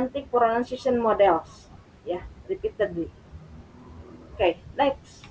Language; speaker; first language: English; non-native, learner; Indonesian